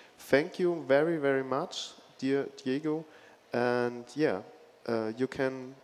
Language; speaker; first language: English; non-native, fluent; German